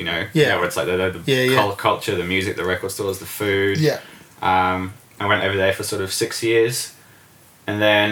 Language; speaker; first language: English; native; English